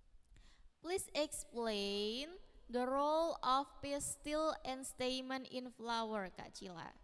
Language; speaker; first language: English; non-native, learner; Indonesian